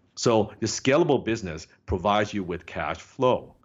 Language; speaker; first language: English; non-native, local second language; Cantonese